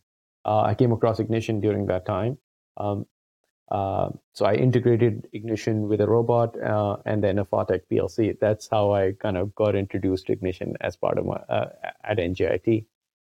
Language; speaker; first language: English; non-native, local second language; Urdu